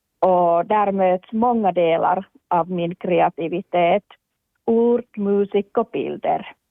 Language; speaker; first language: Swedish; non-native, local second language; Finnish